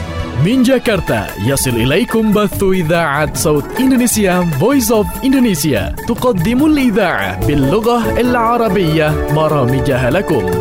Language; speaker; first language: Arabic; non-native, fluent; Indonesian